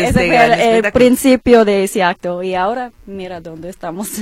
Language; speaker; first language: Spanish; non-native, learner; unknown